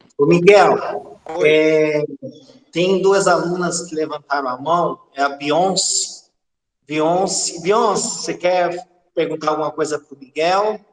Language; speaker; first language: Portuguese; native; Portuguese